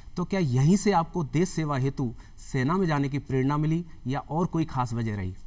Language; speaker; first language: Hindi; native; Hindi